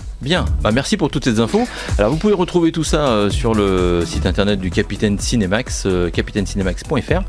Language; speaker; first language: French; native; French